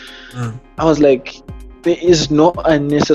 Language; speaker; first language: English; non-native, local second language; North Ndebele